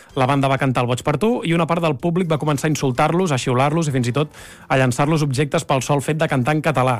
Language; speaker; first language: Catalan; native; Catalan